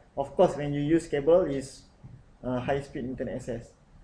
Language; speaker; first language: English; non-native, local second language; Malay